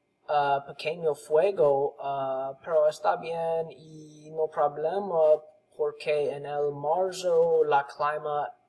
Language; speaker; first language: Spanish; non-native, learner; English